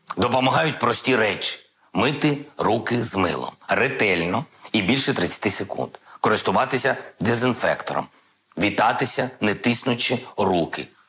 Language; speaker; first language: Ukrainian; non-native, local second language; Russian